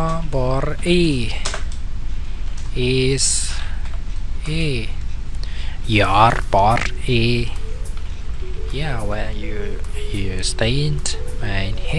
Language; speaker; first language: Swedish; non-native, learner; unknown